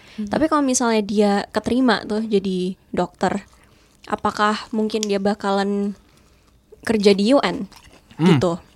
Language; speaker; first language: Indonesian; native; Indonesian